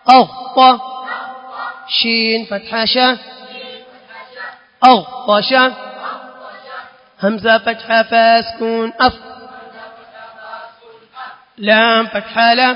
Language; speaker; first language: Arabic; non-native, learner; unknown